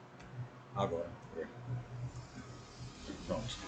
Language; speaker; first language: Portuguese; native; Portuguese